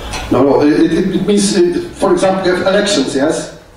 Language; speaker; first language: English; non-native, fluent; Polish